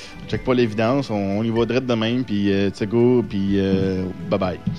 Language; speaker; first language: French; native; French